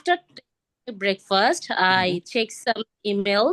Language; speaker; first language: English; non-native, learner; Bangla